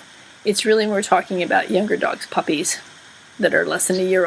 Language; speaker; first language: English; native; English